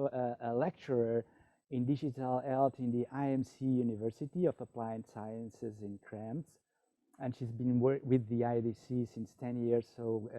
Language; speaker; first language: English; non-native, fluent; Portuguese